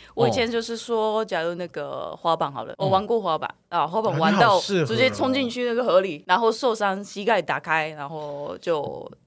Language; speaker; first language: Chinese; non-native, fluent; Japanese